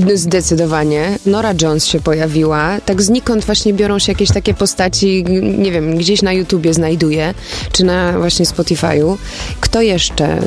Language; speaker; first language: Polish; early bilingual, heritage; Polish